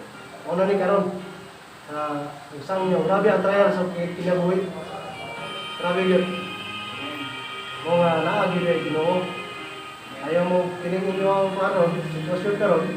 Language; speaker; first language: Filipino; non-native, local second language; Cebuano